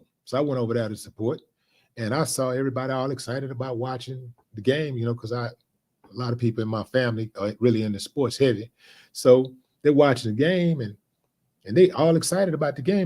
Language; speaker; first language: English; native; English